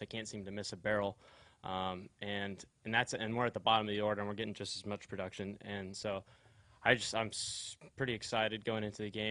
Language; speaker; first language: English; native; English